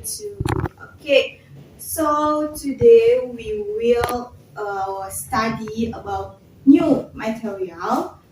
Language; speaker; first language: English; non-native, learner; Indonesian